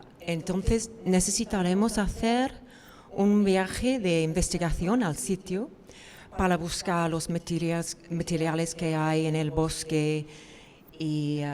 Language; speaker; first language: Spanish; non-native, fluent; English